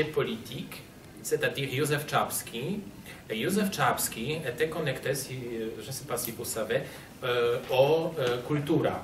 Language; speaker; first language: French; non-native, fluent; Polish